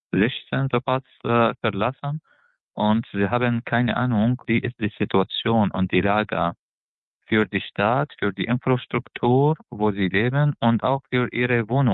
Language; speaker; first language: German; non-native, fluent; Arabic